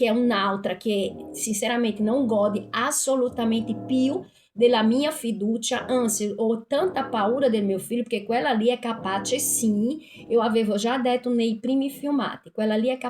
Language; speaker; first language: Italian; non-native, fluent; Portuguese